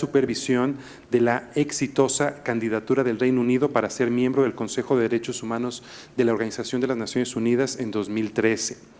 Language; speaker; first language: Spanish; native; Spanish